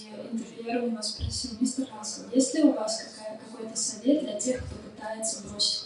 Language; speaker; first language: Russian; native; Russian